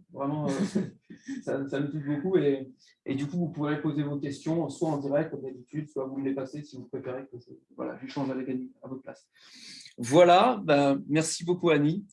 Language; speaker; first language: French; native; French